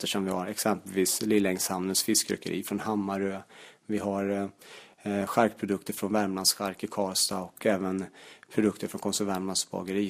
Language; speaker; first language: Swedish; native; Swedish